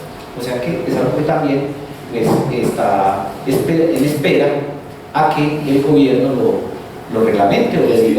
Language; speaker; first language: Spanish; native; Spanish